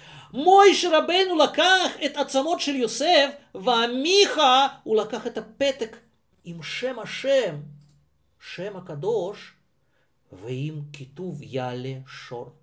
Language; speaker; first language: Hebrew; non-native, fluent; Russian